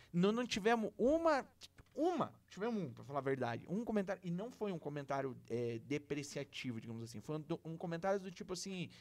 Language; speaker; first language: Portuguese; native; Portuguese